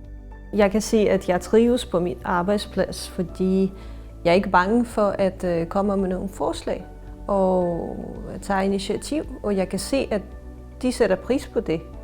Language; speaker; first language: Danish; non-native, fluent; Ukrainian